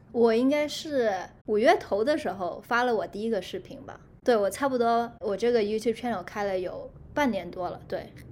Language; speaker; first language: Chinese; non-native, local second language; Cantonese